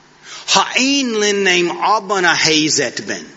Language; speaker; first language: Hungarian; non-native, fluent; English